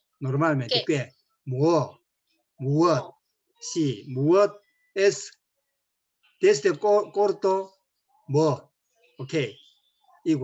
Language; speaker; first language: Spanish; non-native, learner; Korean